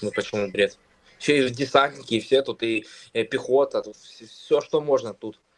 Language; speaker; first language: Russian; native; Russian